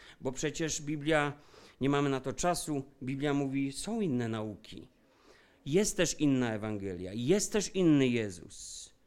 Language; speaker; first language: Polish; native; Polish